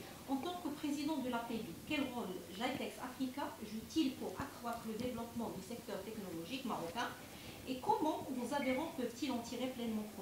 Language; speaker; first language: French; non-native, local second language; Arabic